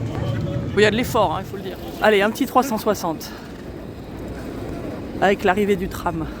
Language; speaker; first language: French; native; French